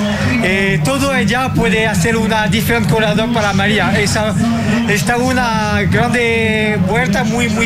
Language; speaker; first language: Portuguese; non-native, learner; French